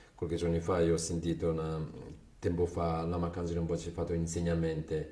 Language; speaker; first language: Italian; non-native, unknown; Tibetan